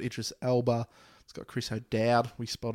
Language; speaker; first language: English; native; English